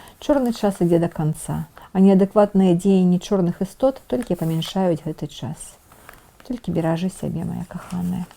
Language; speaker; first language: Belarusian; non-native, local second language; Russian